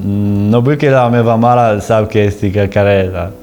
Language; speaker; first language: Catalan; non-native, learner; Arabic